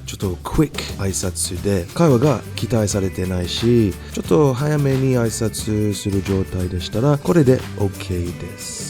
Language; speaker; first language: Japanese; non-native, fluent; English